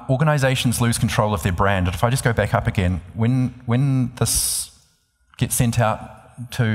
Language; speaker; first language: English; native; English